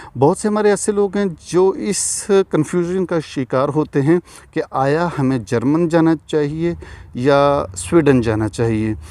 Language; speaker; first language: Urdu; non-native, local second language; Punjabi